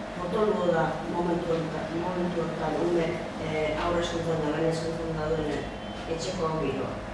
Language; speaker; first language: Basque; native; Basque